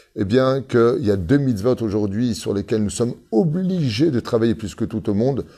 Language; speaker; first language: French; native; French